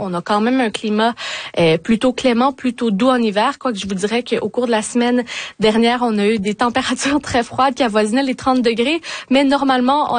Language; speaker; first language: French; native; French